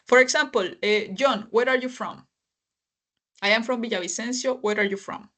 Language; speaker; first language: English; non-native, fluent; Spanish